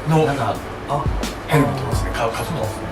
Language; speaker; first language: Japanese; native; Japanese